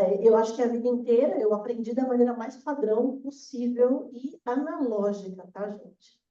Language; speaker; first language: Portuguese; native; Portuguese